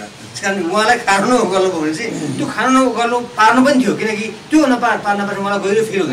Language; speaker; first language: Nepali; native; Nepali